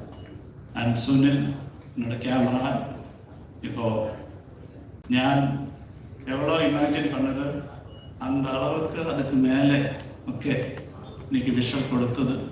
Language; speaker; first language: Tamil; non-native, learner; Malayalam